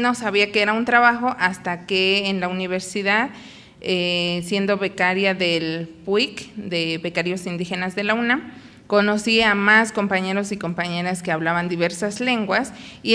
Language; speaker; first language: Spanish; non-native, local second language; Nahuatl languages